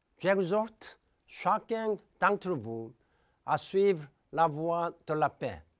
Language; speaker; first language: French; non-native, fluent; Korean